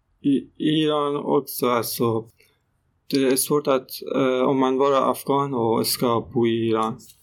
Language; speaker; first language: Swedish; non-native, learner; Persian